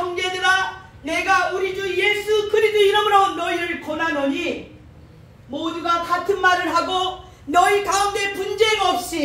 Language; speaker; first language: Korean; native; Korean